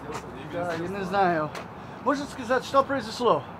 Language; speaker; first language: Russian; non-native, learner; English